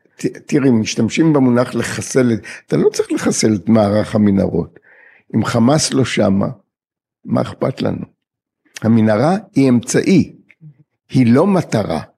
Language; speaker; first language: Hebrew; native; Hebrew